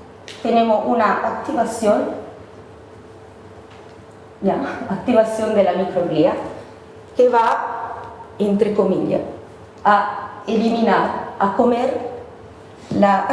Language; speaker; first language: Spanish; non-native, fluent; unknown